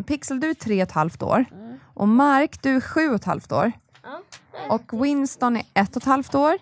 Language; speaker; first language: Swedish; native; Swedish